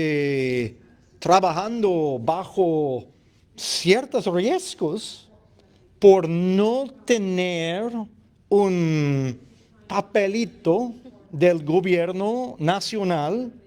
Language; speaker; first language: Spanish; non-native, fluent; English